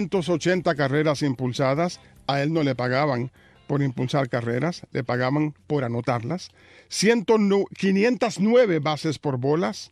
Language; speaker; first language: Spanish; native; Spanish